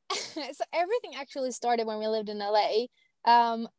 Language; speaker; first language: English; non-native, fluent; Swedish